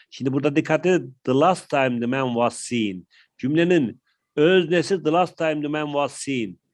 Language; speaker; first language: English; non-native, fluent; Turkish